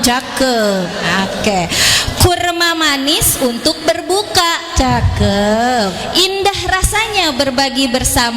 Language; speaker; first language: Indonesian; native; Indonesian